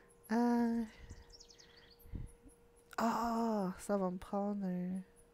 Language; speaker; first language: French; native; French